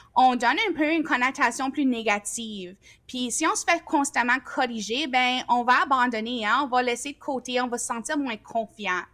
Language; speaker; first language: French; native; French